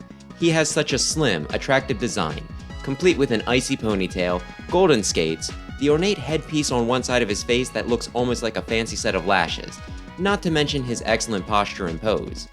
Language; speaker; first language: English; native; English